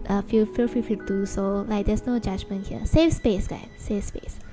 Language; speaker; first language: English; native; English